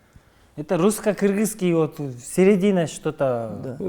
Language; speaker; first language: Russian; non-native, local second language; Kyrgyz